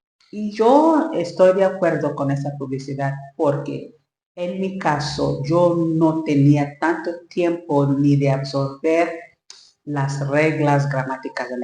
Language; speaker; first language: Spanish; non-native, learner; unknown